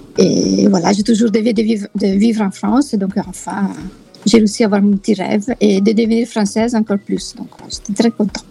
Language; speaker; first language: French; non-native, fluent; Italian